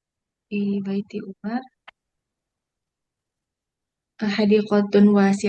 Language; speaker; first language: Arabic; non-native, learner; Indonesian